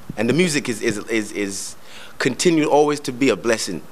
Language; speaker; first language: English; native; English